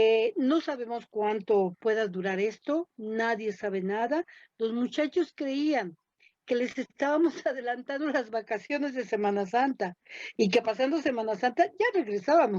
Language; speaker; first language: Spanish; native; Spanish